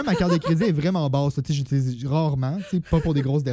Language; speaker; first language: French; native; French